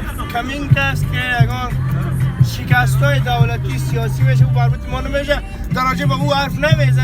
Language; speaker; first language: Persian; native; Persian